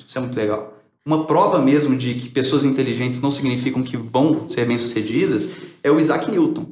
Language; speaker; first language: Portuguese; early bilingual, other home language; Spanish